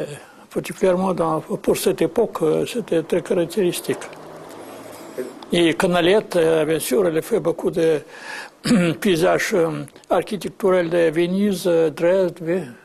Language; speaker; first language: French; non-native, fluent; Russian